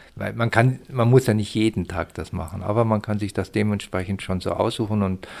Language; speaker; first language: German; native; German